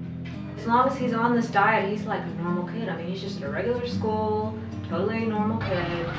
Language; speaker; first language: English; native; English